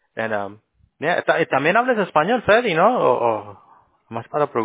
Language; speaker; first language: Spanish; early bilingual, heritage; English